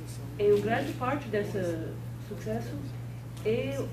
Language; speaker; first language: Portuguese; non-native, fluent; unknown